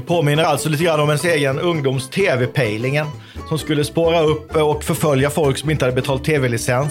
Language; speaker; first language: Swedish; native; Swedish